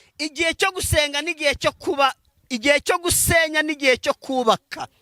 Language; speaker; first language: Kinyarwanda; native; Kinyarwanda